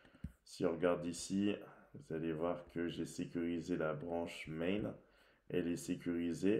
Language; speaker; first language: French; native; French